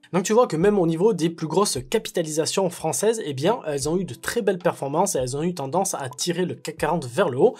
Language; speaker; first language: French; native; French